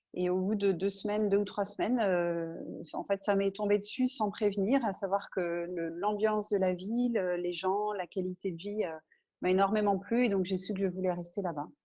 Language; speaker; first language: French; native; French